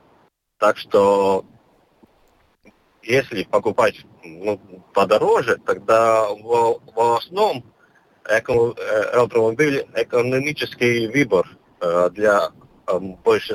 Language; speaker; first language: Russian; non-native, local second language; Latvian